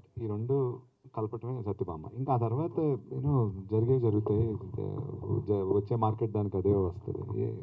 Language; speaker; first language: Telugu; native; Telugu